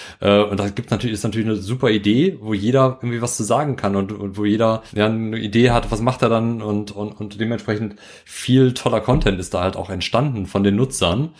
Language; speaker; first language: German; native; German